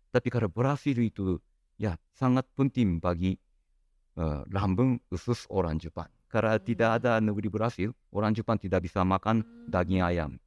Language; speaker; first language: Indonesian; non-native, fluent; Japanese